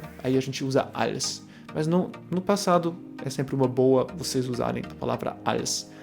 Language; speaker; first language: Portuguese; non-native, fluent; German